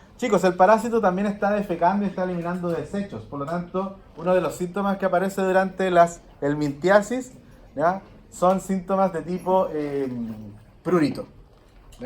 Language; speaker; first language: Spanish; native; Spanish